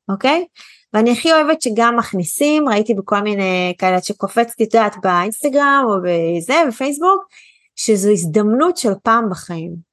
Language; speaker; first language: Hebrew; native; Hebrew